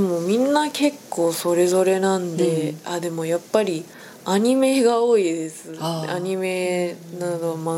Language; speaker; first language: Japanese; non-native, fluent; English